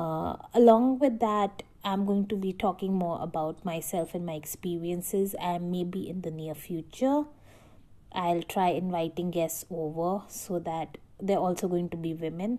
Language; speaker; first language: English; non-native, local second language; Hindi